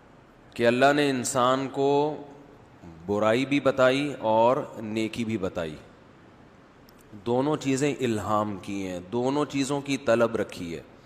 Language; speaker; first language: Urdu; native; Urdu